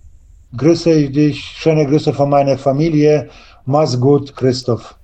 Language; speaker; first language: German; non-native, learner; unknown